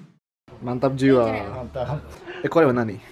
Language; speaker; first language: Japanese; non-native, fluent; Indonesian